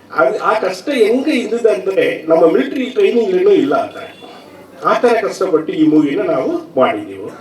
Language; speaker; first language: Kannada; non-native, learner; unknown